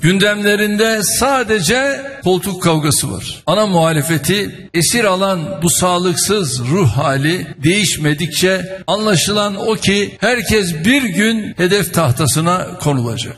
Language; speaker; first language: Turkish; native; Turkish